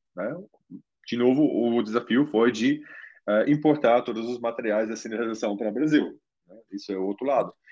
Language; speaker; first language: Portuguese; non-native, fluent; German